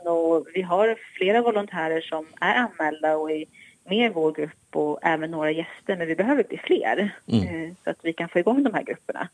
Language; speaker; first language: Swedish; native; Swedish